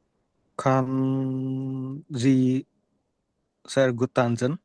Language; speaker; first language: German; non-native, learner; Indonesian